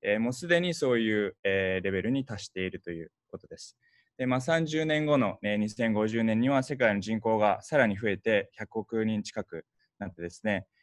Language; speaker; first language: Japanese; early bilingual, heritage; Japanese